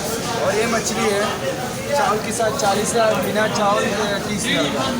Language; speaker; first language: Hindi; non-native, learner; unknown